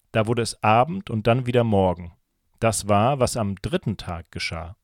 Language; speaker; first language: German; native; German